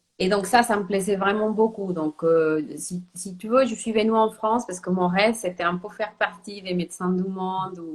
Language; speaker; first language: French; non-native, fluent; Spanish